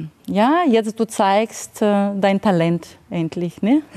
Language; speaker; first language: German; non-native, learner; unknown